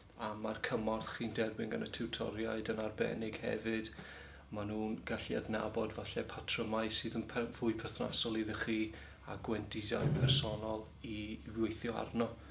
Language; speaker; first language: Welsh; native; Welsh